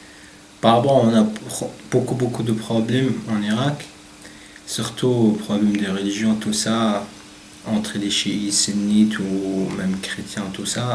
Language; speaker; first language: French; non-native, learner; Arabic